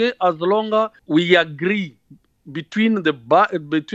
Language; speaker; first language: English; non-native, local second language; Kinyarwanda